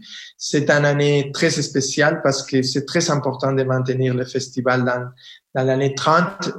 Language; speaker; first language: French; non-native, fluent; Spanish